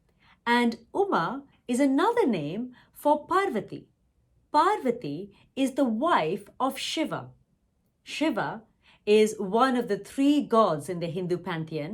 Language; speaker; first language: English; non-native, local second language; Tamil